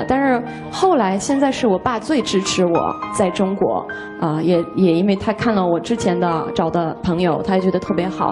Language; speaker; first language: Chinese; non-native, fluent; English